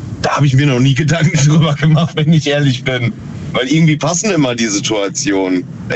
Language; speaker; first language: German; native; German